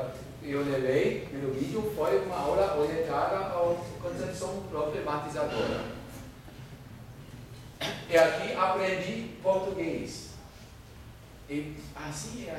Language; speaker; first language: Portuguese; non-native, fluent; German